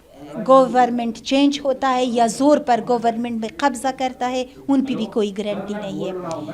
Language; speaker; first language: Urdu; non-native, learner; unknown